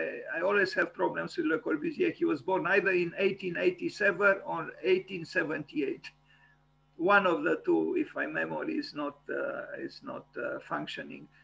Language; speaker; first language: English; non-native, fluent; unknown